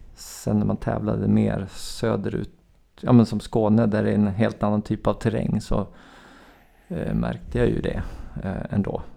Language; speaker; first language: Swedish; native; Swedish